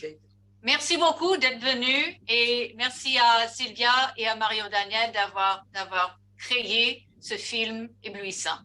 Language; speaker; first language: French; non-native, fluent; English